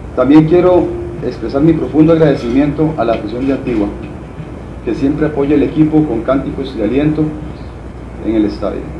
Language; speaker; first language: Spanish; native; Spanish